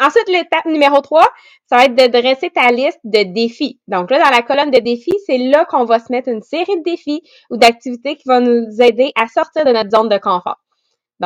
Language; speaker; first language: French; native; French